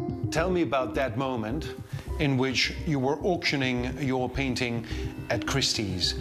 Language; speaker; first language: English; non-native, fluent; Spanish